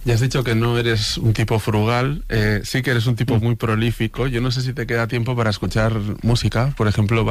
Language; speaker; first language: Spanish; native; Spanish